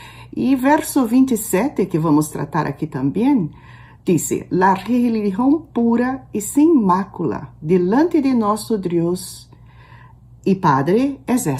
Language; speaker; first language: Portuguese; non-native, fluent; Spanish